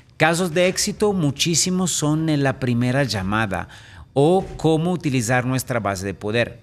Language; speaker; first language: Spanish; non-native, fluent; Italian